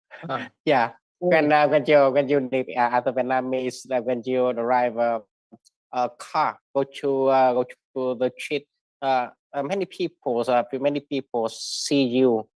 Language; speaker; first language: English; non-native, learner; Vietnamese